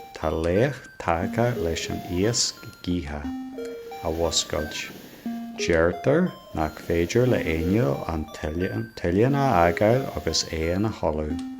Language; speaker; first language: Irish; non-native, local second language; English